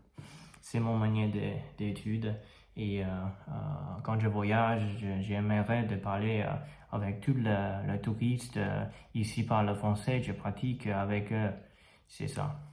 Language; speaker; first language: French; non-native, learner; Chinese